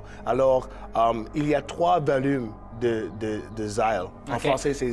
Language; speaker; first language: French; non-native, learner; English